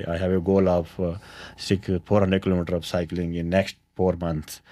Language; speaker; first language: English; non-native, local second language; Kannada